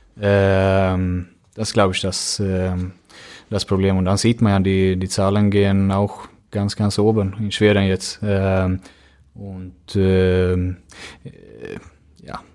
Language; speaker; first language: German; non-native, fluent; Swedish